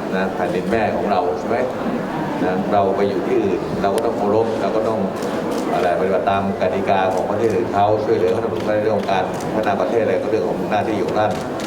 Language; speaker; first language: Thai; native; Thai